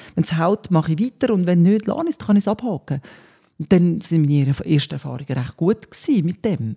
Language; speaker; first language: German; early bilingual, other home language; Swiss German